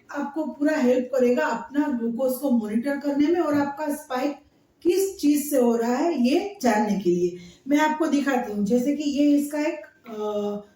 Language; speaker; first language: Hindi; non-native, local second language; Gujarati